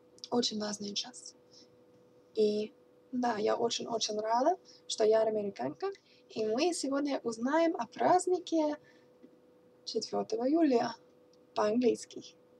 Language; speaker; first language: Russian; non-native, learner; English